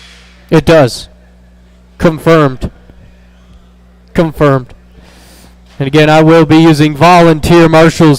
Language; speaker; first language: English; native; English